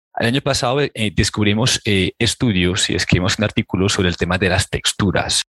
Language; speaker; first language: Spanish; native; Spanish